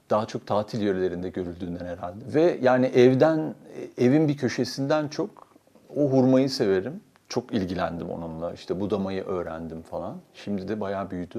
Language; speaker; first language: Turkish; native; Turkish